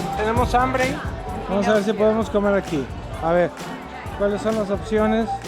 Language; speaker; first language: Spanish; native; Spanish